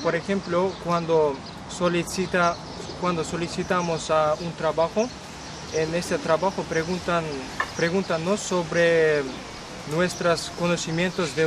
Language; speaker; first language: Spanish; non-native, learner; Kyrgyz